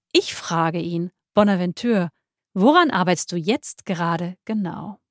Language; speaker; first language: German; native; German